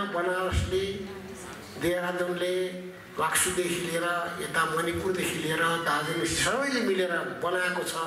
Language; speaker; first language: Nepali; native; Nepali